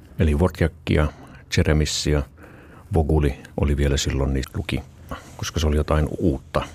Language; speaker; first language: Finnish; native; Finnish